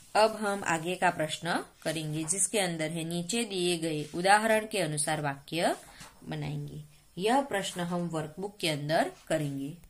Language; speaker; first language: Hindi; non-native, local second language; Gujarati